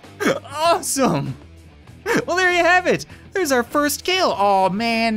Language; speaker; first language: English; native; English